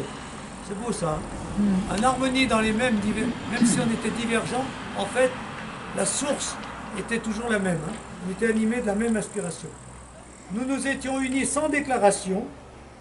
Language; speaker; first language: French; native; French